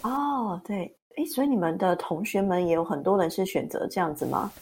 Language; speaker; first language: Chinese; native; Chinese